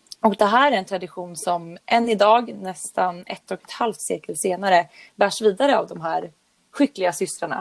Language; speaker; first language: Swedish; native; Swedish